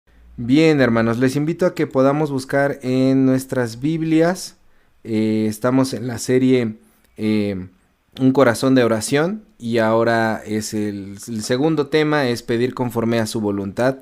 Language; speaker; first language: Spanish; native; Spanish